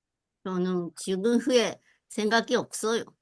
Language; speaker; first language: Korean; non-native, learner; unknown